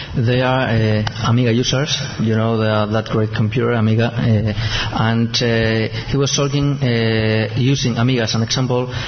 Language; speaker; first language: English; non-native, fluent; Spanish